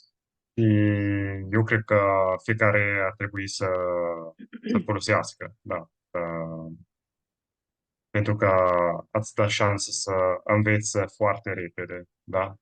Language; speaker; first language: Romanian; non-native, fluent; Italian